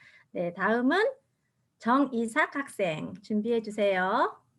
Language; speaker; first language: Korean; native; Korean